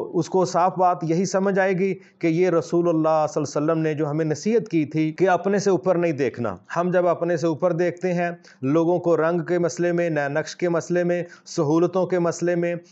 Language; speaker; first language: Urdu; native; Urdu